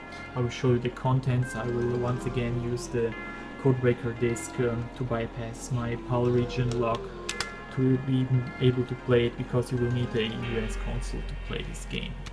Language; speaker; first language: English; non-native, fluent; German